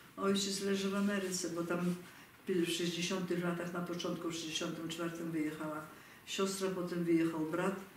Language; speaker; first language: Polish; native; Polish